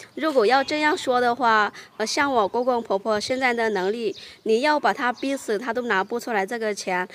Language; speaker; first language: Chinese; non-native, fluent; Lao